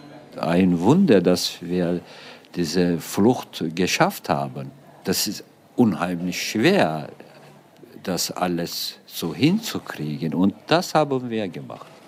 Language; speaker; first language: German; non-native, fluent; Turkish